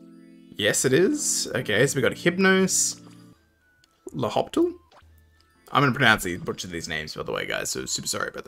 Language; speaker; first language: English; native; English